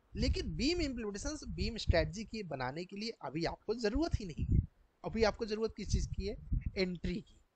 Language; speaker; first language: Hindi; native; Hindi